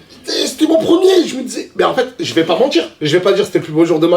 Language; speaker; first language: French; native; French